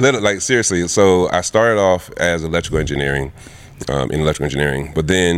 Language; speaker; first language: English; early bilingual, other home language; Lingala